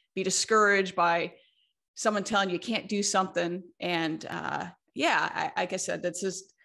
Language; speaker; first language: English; native; English